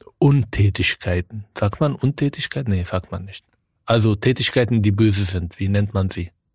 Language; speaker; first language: German; non-native, fluent; Arabic